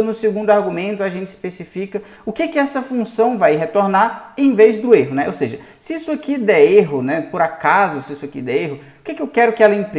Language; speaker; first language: Portuguese; native; Portuguese